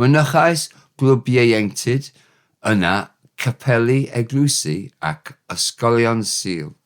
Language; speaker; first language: Welsh; non-native, learner; English